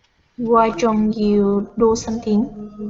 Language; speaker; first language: English; non-native, learner; Vietnamese